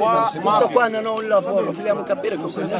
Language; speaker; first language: Italian; non-native, learner; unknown